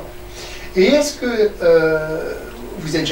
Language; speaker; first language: French; native; French